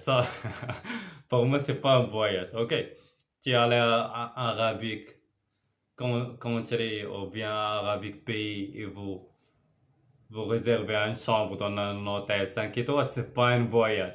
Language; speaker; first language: French; non-native, learner; Arabic